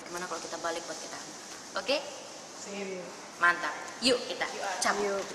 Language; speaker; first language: Indonesian; native; Indonesian